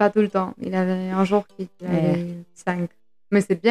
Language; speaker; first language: French; non-native, fluent; Spanish